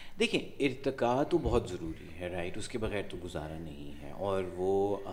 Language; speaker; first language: Urdu; non-native, local second language; Punjabi